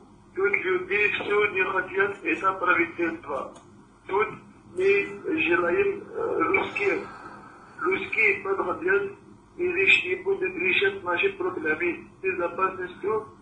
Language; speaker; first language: Russian; non-native, learner; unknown